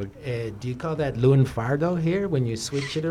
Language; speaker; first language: English; native; English